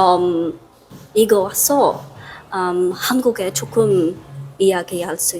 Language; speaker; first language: Korean; non-native, learner; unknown